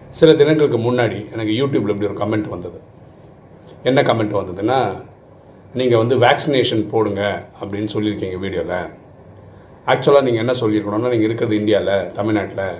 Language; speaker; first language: Tamil; non-native, local second language; Malayalam